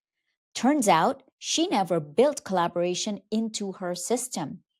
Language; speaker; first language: English; native; English